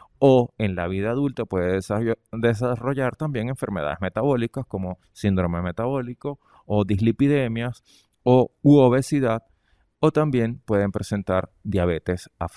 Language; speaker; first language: Spanish; native; Spanish